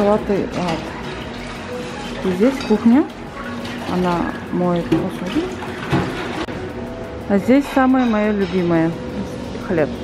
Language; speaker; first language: Russian; non-native, local second language; Kazakh